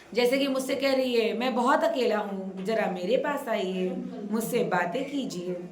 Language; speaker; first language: Hindi; non-native, local second language; Marathi